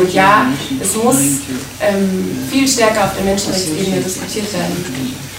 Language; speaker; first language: German; native; German